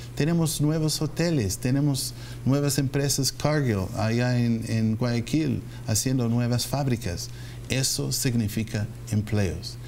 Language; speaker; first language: Spanish; non-native, fluent; English